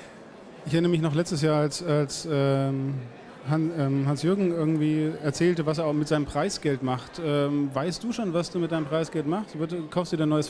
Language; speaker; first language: German; native; German